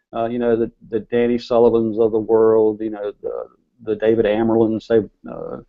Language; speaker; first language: English; native; English